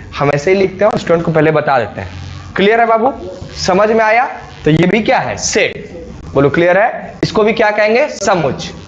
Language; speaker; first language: Hindi; native; Hindi